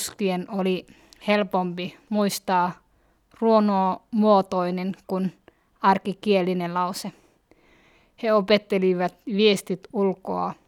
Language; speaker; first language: Finnish; early bilingual, other home language; Somali